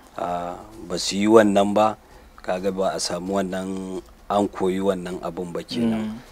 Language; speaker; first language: Hausa; native; Hausa